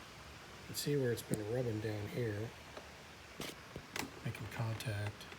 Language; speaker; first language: English; native; English